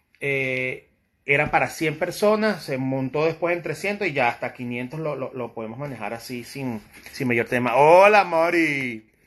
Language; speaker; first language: Spanish; native; Spanish